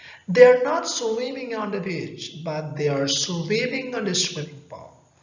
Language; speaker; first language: English; non-native, fluent; Indonesian